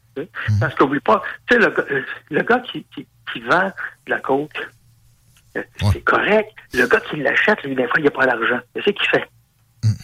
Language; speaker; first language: French; native; French